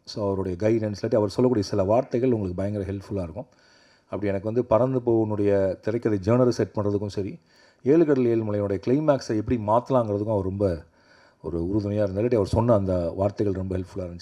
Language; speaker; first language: Tamil; native; Tamil